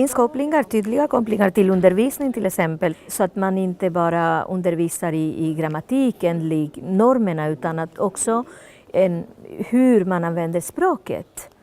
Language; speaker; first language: Swedish; non-native, fluent; Spanish